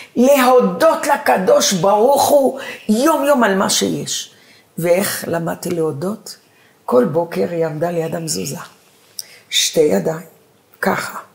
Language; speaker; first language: Hebrew; early bilingual, other home language; Arabic